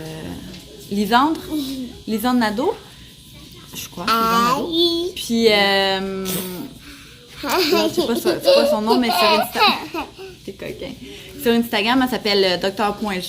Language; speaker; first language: French; native; French